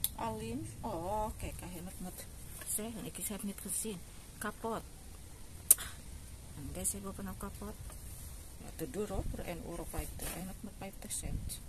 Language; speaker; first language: Dutch; non-native, learner; Indonesian